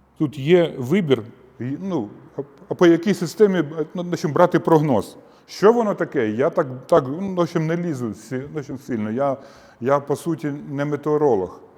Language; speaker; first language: Ukrainian; non-native, local second language; Russian